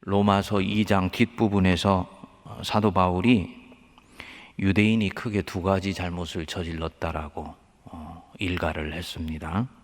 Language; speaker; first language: Korean; native; Korean